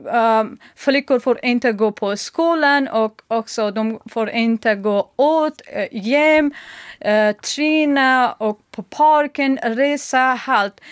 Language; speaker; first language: Swedish; non-native, learner; Persian